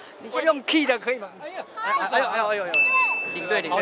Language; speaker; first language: Chinese; native; Chinese